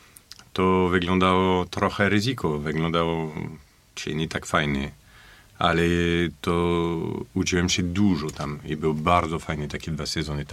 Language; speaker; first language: Polish; non-native, fluent; French